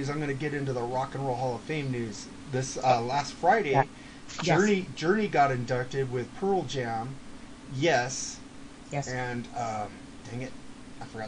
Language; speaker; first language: English; native; English